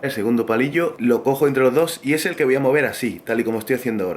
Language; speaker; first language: Spanish; native; Spanish